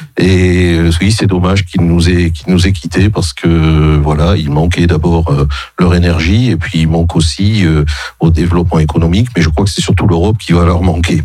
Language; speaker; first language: French; native; French